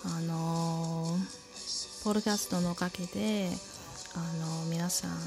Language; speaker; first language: Japanese; non-native, learner; Chinese